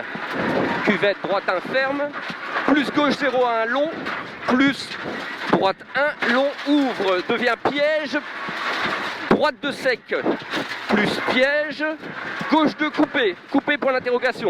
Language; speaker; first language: French; native; French